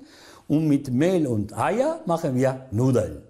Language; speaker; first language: German; non-native, learner; Italian